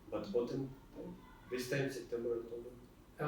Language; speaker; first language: English; non-native, fluent; Russian